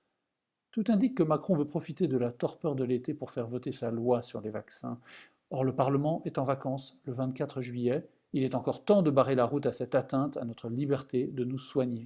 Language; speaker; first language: French; native; French